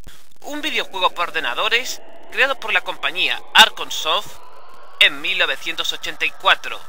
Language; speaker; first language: Spanish; native; Spanish